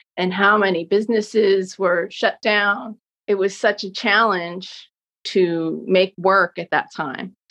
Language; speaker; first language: English; native; English